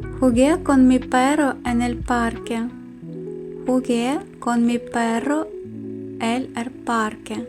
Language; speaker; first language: Spanish; non-native, fluent; Ukrainian